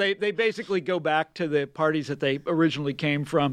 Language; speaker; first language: English; native; English